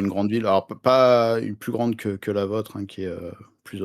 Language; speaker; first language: French; native; French